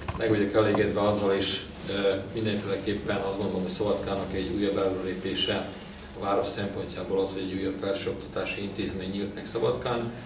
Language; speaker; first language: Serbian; non-native, local second language; Hungarian